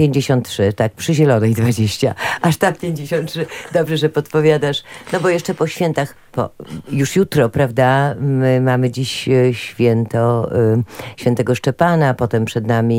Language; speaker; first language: Polish; native; Polish